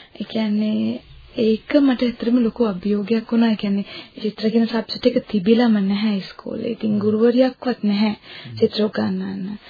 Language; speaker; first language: Sinhala; non-native, local second language; Tamil